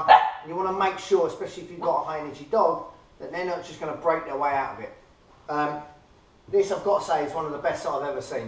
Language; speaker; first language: English; native; English